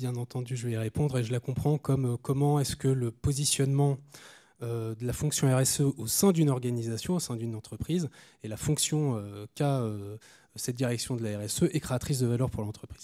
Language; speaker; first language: French; native; French